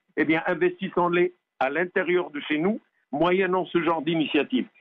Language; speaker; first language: French; non-native, local second language; Arabic